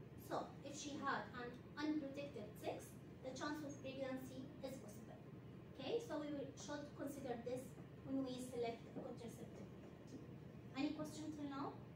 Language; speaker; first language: English; non-native, fluent; Arabic